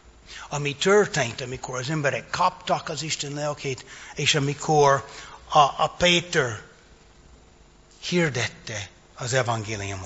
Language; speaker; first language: Hungarian; non-native, fluent; English